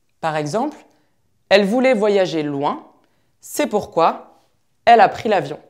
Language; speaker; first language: French; native; French